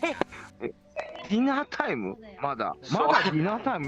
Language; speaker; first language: Japanese; native; Japanese